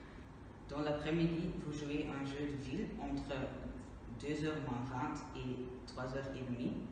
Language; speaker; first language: French; non-native, learner; Dutch